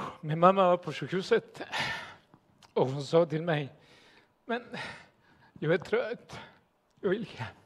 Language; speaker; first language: Swedish; non-native, fluent; Spanish